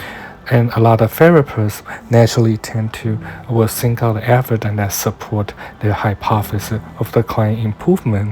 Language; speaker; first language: English; non-native, fluent; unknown